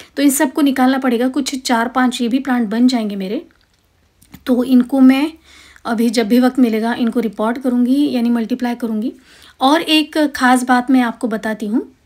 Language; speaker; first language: Hindi; non-native, local second language; Marathi